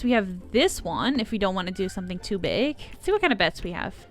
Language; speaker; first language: English; native; English